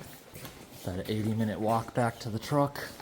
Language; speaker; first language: English; native; English